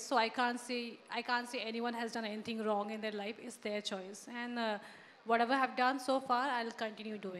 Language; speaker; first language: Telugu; non-native, learner; Hindi